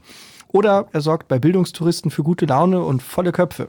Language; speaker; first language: German; native; German